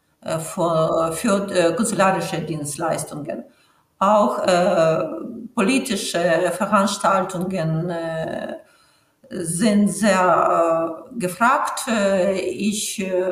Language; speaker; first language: German; non-native, fluent; Ukrainian